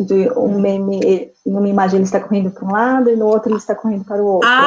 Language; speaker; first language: Portuguese; native; Portuguese